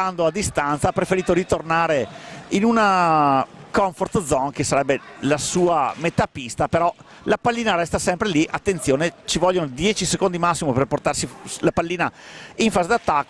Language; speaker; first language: Italian; native; Italian